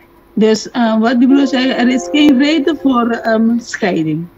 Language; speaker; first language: Dutch; non-native, local second language; Papiamento